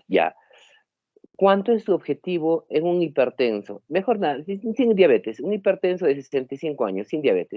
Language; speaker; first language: Spanish; native; Spanish